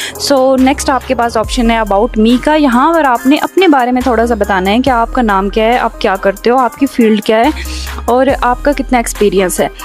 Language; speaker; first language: Urdu; non-native, local second language; Punjabi